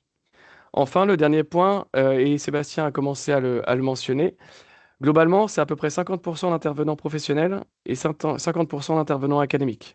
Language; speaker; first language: French; native; French